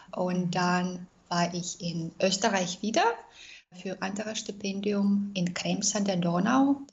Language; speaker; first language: German; non-native, fluent; Russian